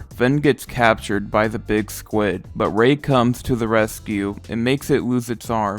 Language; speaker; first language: English; native; English